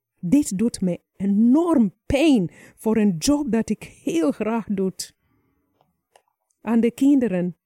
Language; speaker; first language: Dutch; non-native, fluent; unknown